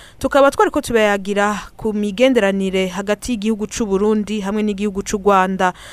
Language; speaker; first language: Kinyarwanda; native; Kinyarwanda